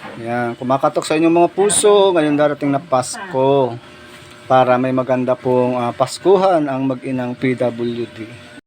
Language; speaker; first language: Filipino; non-native, local second language; Bikol